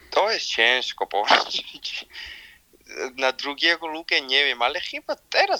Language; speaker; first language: Polish; non-native, learner; Georgian